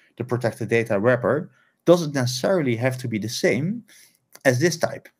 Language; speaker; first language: English; non-native, fluent; Dutch